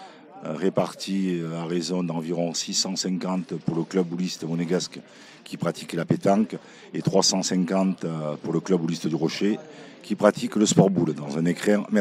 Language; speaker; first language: French; native; French